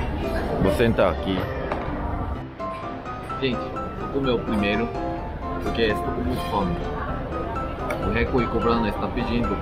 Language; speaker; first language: Portuguese; non-native, learner; Korean